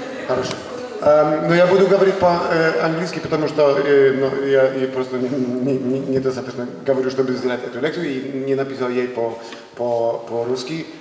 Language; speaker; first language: Russian; non-native, learner; Polish